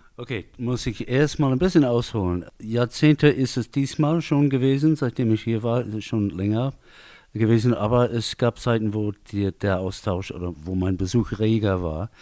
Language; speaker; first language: German; early bilingual, heritage; English